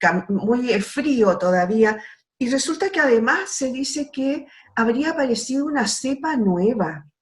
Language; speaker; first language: Spanish; native; Spanish